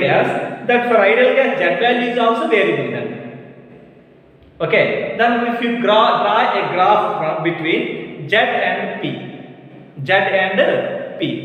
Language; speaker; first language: English; non-native, local second language; Telugu